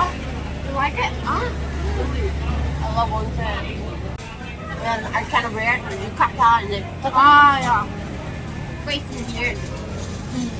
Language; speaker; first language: English; non-native, learner; Korean